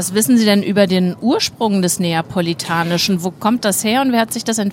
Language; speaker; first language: German; native; German